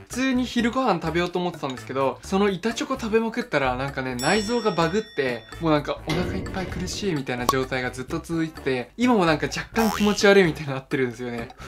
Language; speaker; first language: Japanese; native; Japanese